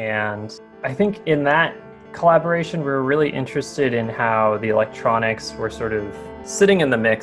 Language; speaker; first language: English; native; English